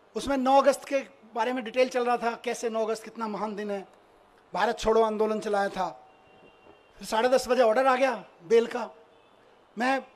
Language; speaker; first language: Hindi; native; Hindi